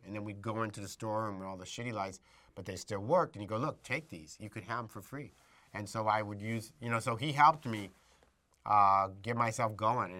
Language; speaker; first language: English; native; English